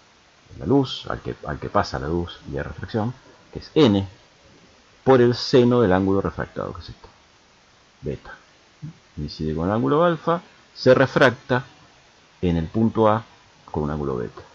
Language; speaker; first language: Spanish; native; Spanish